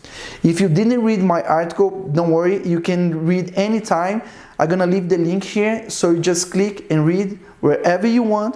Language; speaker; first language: English; non-native, fluent; Portuguese